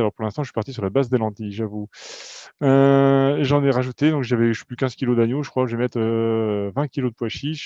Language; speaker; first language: French; native; French